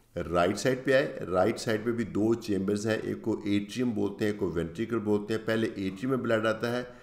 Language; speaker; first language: Urdu; native; Urdu